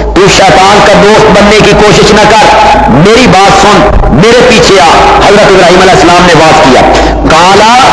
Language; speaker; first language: Urdu; non-native, local second language; Punjabi